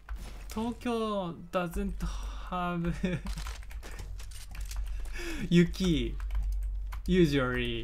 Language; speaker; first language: English; non-native, learner; Japanese